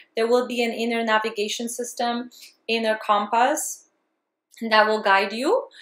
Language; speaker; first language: English; non-native, fluent; Polish